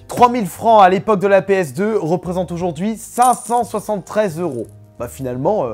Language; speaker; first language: French; native; French